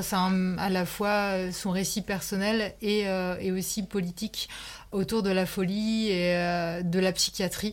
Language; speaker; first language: French; native; French